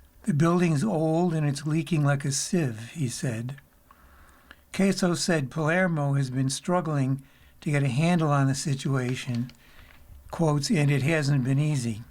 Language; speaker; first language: English; native; English